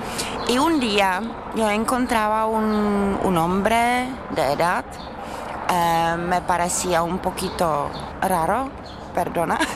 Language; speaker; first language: Spanish; non-native, learner; Czech